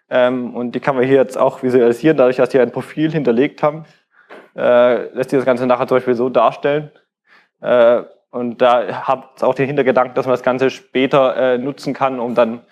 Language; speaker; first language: German; native; German